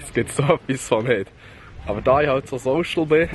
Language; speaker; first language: German; native; German